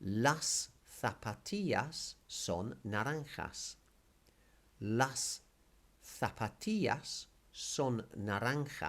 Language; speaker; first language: Spanish; non-native, fluent; English